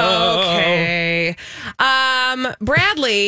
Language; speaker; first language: English; native; English